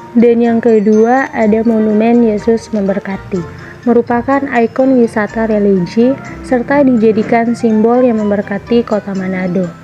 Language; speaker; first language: Indonesian; native; Indonesian